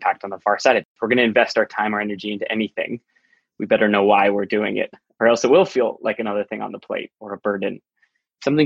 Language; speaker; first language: English; native; English